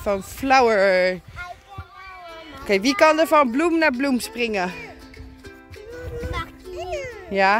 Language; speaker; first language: Dutch; native; Dutch